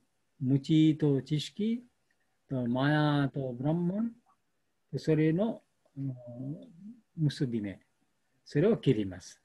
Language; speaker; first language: Japanese; non-native, fluent; Bangla